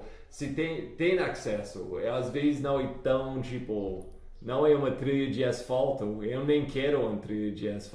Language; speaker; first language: Portuguese; non-native, fluent; English